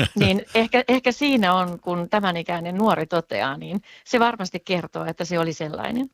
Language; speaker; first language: Finnish; native; Finnish